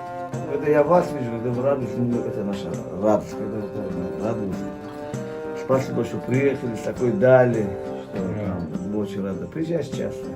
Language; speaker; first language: Russian; non-native, local second language; Uzbek